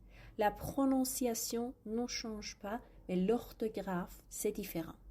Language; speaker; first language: French; non-native, fluent; Persian